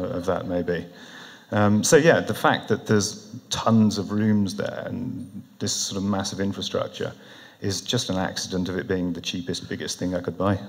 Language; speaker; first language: English; native; English